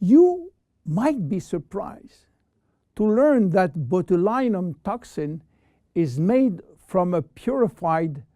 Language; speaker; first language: English; non-native, fluent; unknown